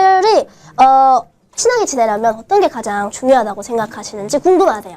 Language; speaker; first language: Korean; non-native, fluent; Chinese